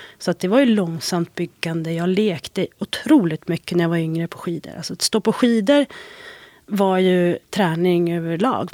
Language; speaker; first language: Swedish; native; Swedish